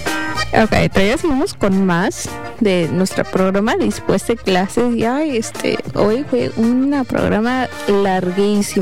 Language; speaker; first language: Spanish; early bilingual, heritage; Spanish